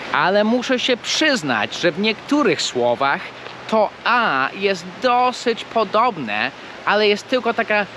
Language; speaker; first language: Polish; non-native, fluent; English